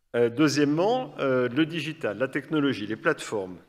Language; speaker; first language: French; native; French